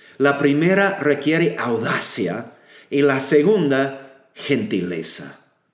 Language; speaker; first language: Spanish; non-native, fluent; English